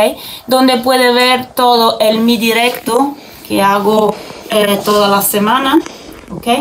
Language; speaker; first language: Spanish; non-native, learner; Italian